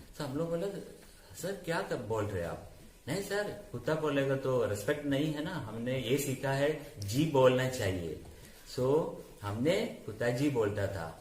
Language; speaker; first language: Hindi; non-native, local second language; Malayalam